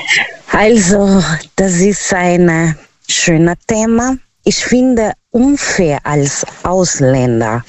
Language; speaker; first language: German; non-native, learner; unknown